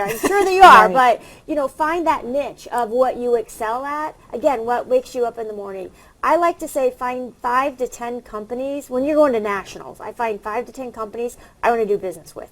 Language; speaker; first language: English; native; English